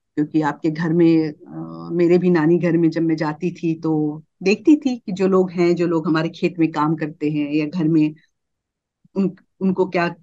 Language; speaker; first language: Hindi; native; Hindi